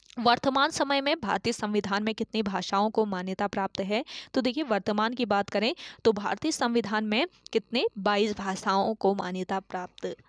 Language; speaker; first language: Hindi; native; Hindi